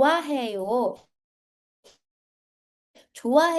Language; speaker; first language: Korean; non-native, learner; Filipino